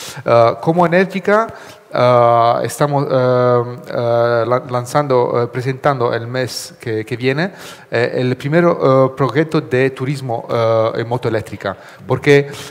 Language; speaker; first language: Spanish; non-native, learner; Italian